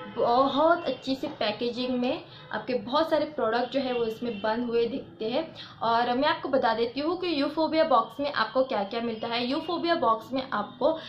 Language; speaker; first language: Hindi; non-native, local second language; Marathi